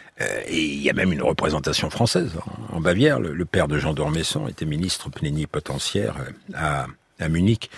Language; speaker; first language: French; native; French